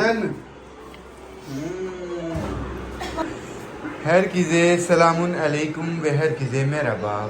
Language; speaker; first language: Turkish; non-native, learner; Urdu